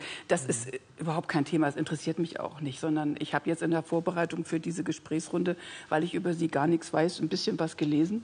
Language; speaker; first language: German; native; German